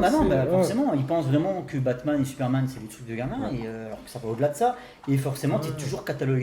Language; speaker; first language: French; native; French